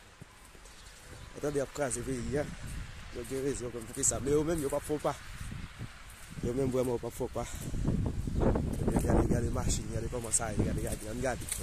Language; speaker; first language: French; non-native, learner; Haitian Creole